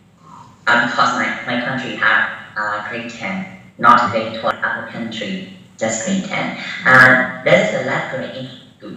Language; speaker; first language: English; non-native, learner; Burmese